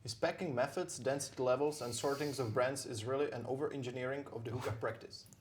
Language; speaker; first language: English; non-native, fluent; Czech